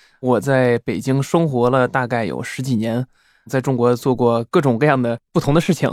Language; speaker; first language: Chinese; non-native, fluent; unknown